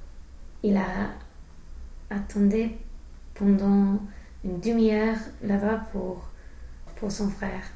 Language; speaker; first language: French; non-native, learner; English